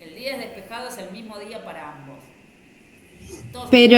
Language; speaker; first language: Spanish; native; Spanish